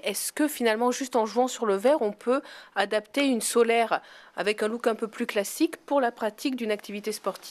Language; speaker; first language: French; native; French